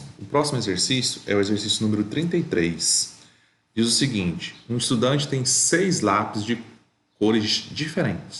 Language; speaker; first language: Portuguese; native; Portuguese